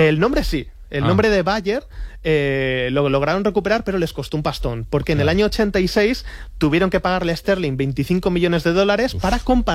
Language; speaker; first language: Spanish; native; Spanish